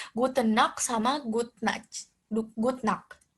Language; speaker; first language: German; non-native, learner; Indonesian